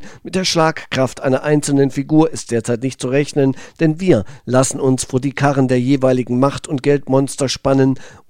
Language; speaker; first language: German; native; German